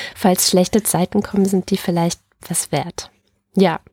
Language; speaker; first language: German; native; German